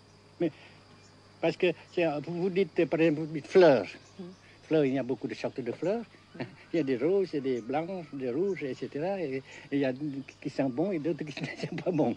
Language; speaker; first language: French; non-native, fluent; Vietnamese